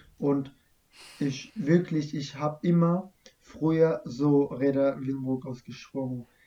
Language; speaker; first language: German; non-native, fluent; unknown